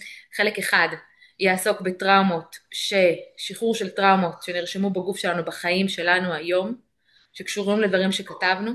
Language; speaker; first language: Hebrew; native; Hebrew